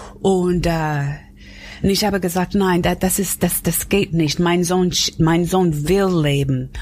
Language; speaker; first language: German; non-native, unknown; English